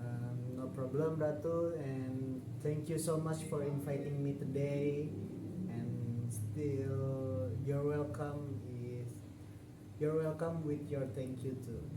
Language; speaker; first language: English; non-native, fluent; Indonesian